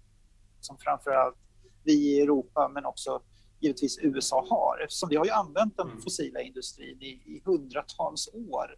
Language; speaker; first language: Swedish; native; Swedish